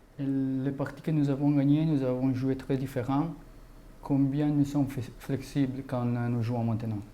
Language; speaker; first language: French; non-native, learner; English